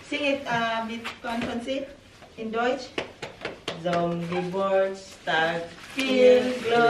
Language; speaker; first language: German; non-native, learner; Cebuano